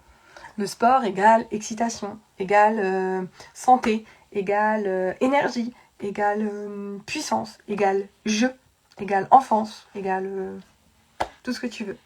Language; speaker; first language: French; native; French